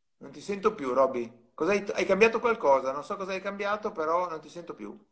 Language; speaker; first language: Italian; native; Italian